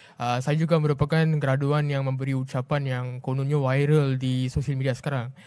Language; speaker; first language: Malay; non-native, local second language; Tamil